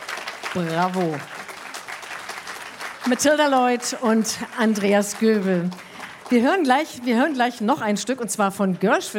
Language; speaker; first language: German; native; German